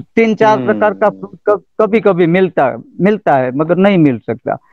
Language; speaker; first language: Hindi; non-native, local second language; Gujarati